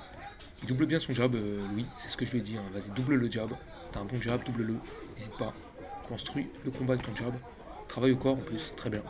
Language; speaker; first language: French; native; French